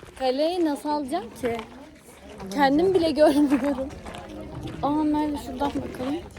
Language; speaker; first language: Turkish; native; Turkish